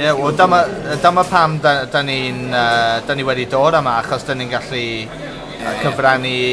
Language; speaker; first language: Welsh; non-native, local second language; English